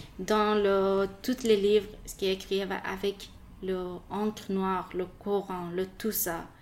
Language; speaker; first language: French; non-native, learner; Persian